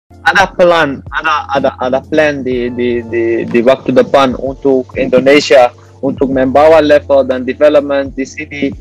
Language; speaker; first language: Indonesian; non-native, learner; Dutch